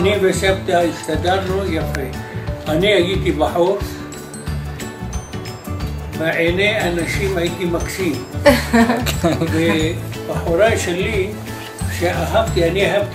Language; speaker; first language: Hebrew; non-native, fluent; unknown